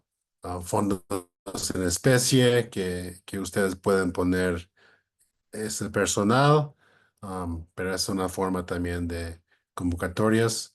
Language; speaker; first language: Spanish; non-native, fluent; English